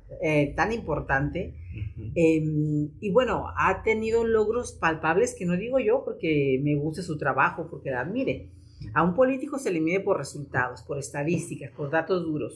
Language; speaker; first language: Spanish; native; Spanish